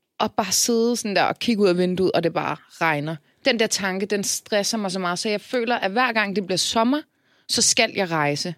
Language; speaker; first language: Danish; early bilingual, other home language; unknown